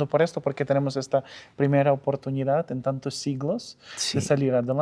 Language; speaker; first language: Spanish; non-native, fluent; Ukrainian